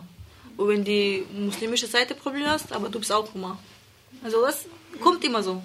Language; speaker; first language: German; non-native, learner; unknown